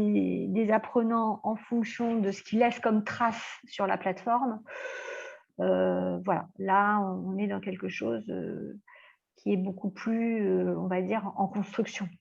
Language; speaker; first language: French; native; French